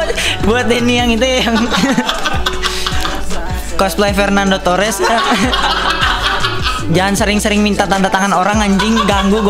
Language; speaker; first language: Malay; non-native, local second language; Sundanese